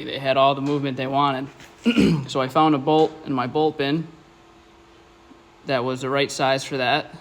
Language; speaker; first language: English; native; English